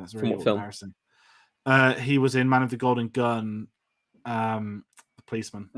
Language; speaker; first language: English; native; English